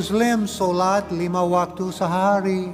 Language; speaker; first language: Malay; non-native, fluent; English